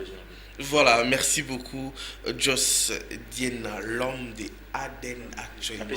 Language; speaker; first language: French; non-native, local second language; Lingala